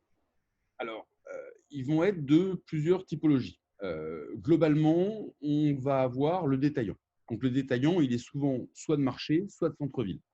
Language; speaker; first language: French; native; French